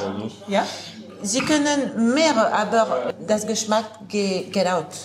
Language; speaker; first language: German; non-native, learner; French